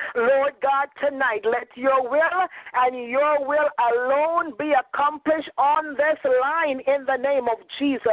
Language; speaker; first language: English; native; English